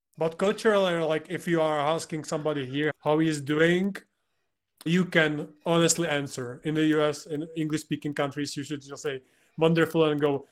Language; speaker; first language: English; non-native, fluent; Czech